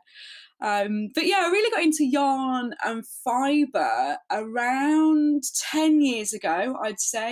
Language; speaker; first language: English; native; English